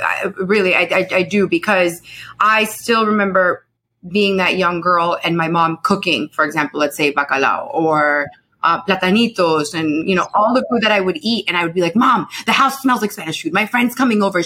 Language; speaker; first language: English; early bilingual, other home language; Spanish